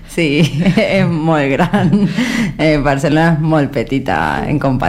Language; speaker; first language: Catalan; non-native, learner; Spanish